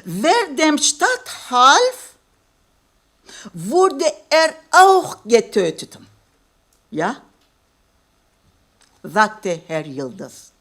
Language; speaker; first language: German; non-native, fluent; Kurdish